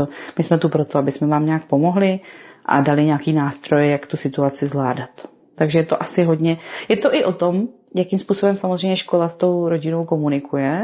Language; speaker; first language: Czech; native; Czech